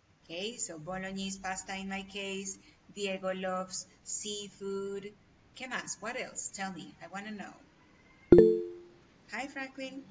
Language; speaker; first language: English; non-native, fluent; Spanish